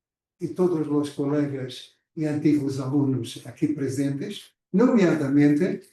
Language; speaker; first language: Spanish; non-native, fluent; Portuguese